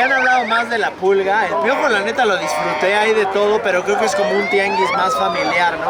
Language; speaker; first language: Spanish; native; Spanish